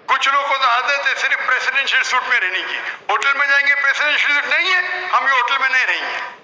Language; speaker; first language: Hindi; non-native, local second language; Konkani